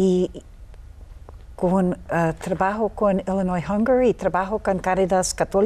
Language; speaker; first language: Spanish; non-native, learner; English